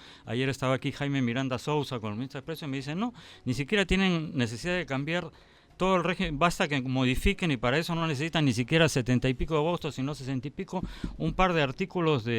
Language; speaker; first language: Spanish; native; Spanish